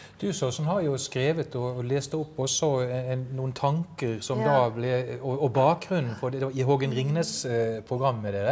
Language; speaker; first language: Norwegian; native; Norwegian